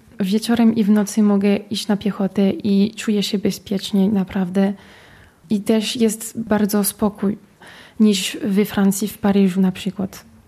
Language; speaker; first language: Polish; early bilingual, heritage; Polish